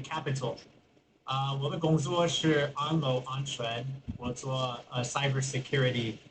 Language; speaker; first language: Chinese; non-native, learner; English